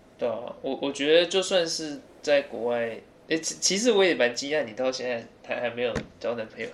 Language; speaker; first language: Chinese; early bilingual, other home language; English